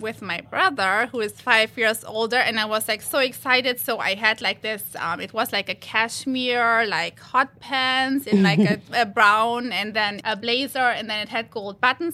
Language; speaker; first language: English; non-native, fluent; German